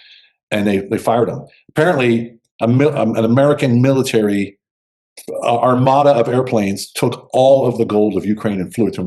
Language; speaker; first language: English; native; English